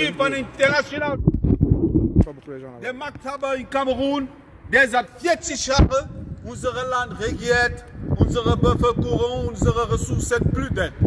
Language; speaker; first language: German; non-native, fluent; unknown